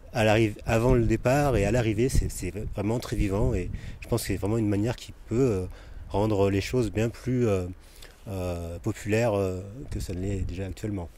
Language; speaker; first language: French; native; French